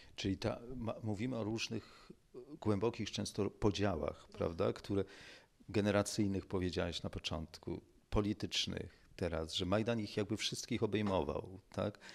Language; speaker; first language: Polish; native; Polish